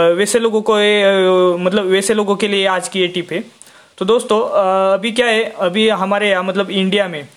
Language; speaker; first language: Hindi; non-native, local second language; Marathi